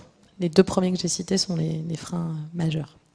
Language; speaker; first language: French; native; French